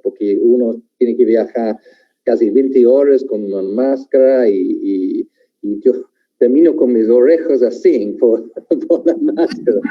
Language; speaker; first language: Spanish; non-native, fluent; English